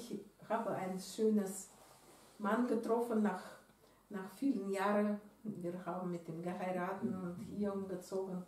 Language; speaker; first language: German; non-native, learner; Russian